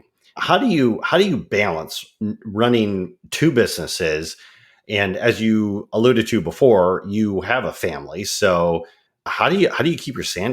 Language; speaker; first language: English; native; English